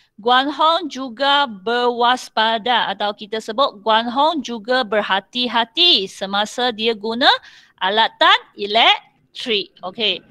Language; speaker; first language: Malay; non-native, local second language; Chinese